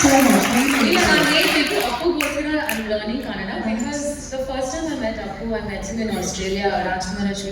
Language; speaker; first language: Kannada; non-native, learner; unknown